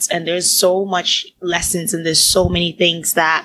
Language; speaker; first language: English; non-native, local second language; Akan